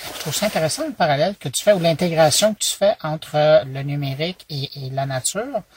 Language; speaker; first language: French; native; French